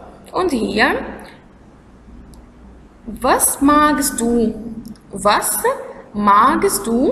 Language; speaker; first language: German; non-native, learner; Arabic